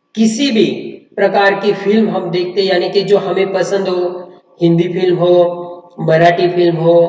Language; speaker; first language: Hindi; non-native, local second language; Marathi